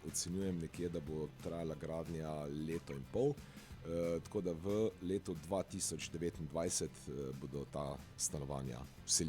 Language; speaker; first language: Slovenian; native; Slovenian